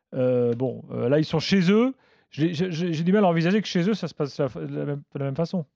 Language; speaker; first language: French; native; French